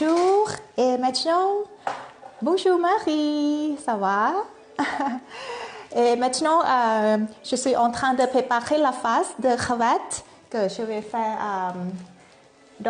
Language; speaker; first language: French; non-native, learner; Thai